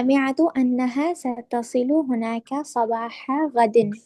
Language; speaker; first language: Arabic; non-native, learner; Urdu